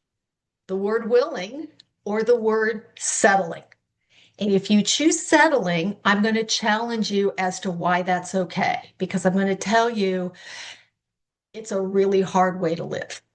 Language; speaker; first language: English; native; English